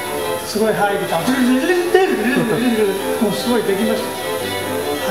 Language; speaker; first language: Japanese; non-native, learner; English